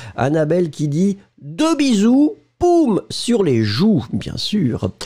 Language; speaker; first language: French; native; French